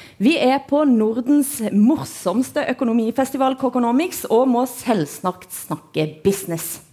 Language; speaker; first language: Norwegian; native; Norwegian